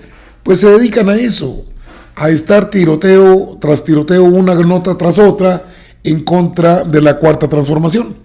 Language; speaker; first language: Spanish; native; Spanish